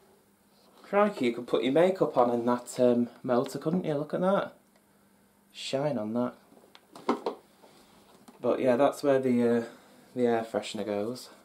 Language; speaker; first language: English; native; English